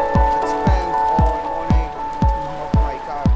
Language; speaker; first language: English; non-native, learner; Spanish